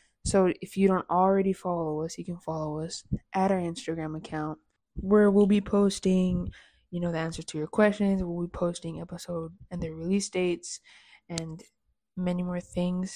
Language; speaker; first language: English; early bilingual, other home language; Spanish